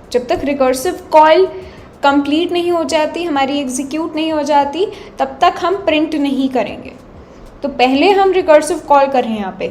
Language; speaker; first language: Hindi; native; Hindi